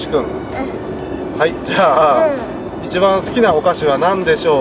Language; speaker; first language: Japanese; native; Japanese